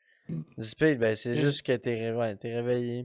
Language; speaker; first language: French; native; French